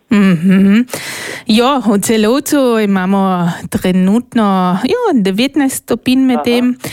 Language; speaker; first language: Slovenian; native; Slovenian